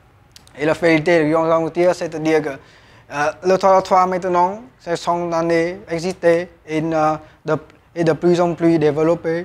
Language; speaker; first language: French; non-native, learner; Vietnamese